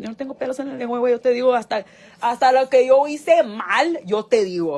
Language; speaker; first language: Spanish; early bilingual, heritage; Spanish